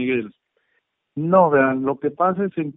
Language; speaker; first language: Spanish; native; Spanish